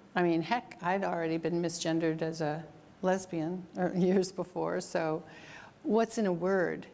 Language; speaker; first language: English; native; English